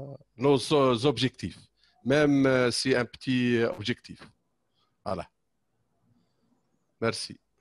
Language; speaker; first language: French; non-native, local second language; Arabic